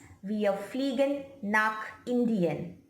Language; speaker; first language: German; non-native, fluent; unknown